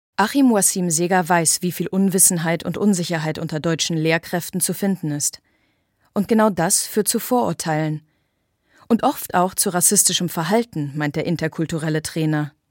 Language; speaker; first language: German; native; German